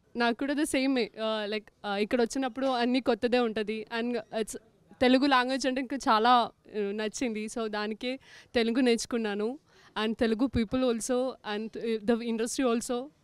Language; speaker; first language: Telugu; non-native, learner; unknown